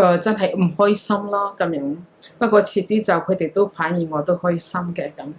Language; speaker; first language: Cantonese; non-native, fluent; Hakha Chin